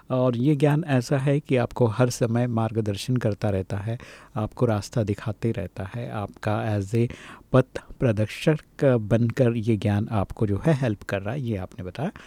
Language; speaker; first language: Hindi; native; Hindi